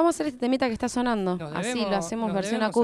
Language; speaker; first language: Spanish; native; Spanish